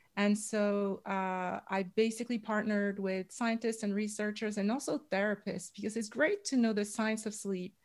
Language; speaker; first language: English; non-native, fluent; French